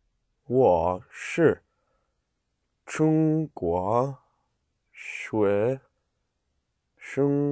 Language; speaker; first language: Chinese; non-native, learner; English